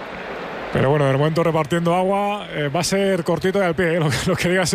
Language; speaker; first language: Spanish; native; Spanish